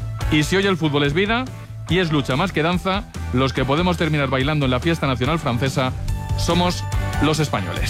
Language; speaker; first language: Spanish; native; Spanish